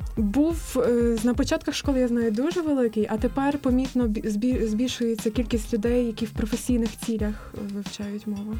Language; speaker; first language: Ukrainian; native; Ukrainian